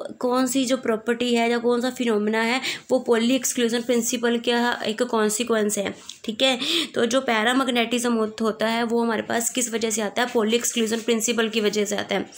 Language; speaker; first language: Hindi; non-native, local second language; Punjabi